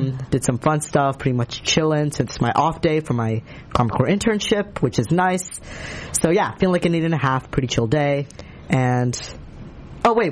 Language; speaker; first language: English; native; English